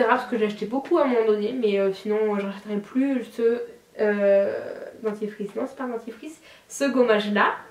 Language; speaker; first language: French; native; French